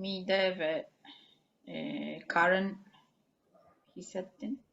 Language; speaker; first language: Turkish; non-native, learner; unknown